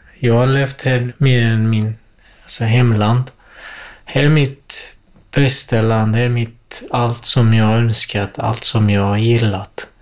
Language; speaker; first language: Swedish; non-native, fluent; Kurdish